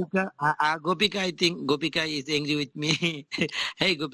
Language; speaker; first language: English; non-native, local second language; Bangla